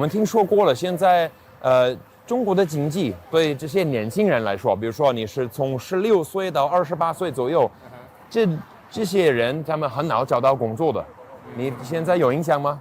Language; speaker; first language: Chinese; non-native, fluent; English